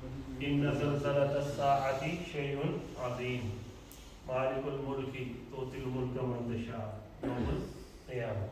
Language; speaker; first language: Arabic; non-native, fluent; Urdu